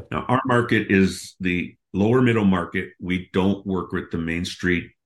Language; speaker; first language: English; native; English